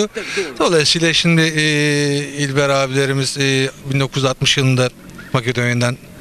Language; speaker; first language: Turkish; native; Turkish